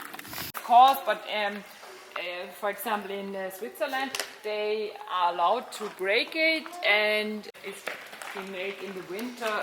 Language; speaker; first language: English; non-native, learner; German